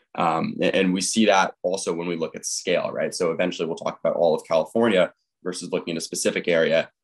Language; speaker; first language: English; native; English